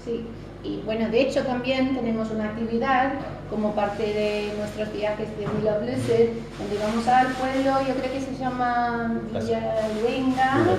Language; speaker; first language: Spanish; non-native, fluent; English